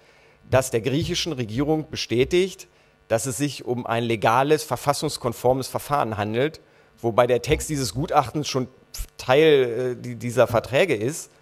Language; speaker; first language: German; native; German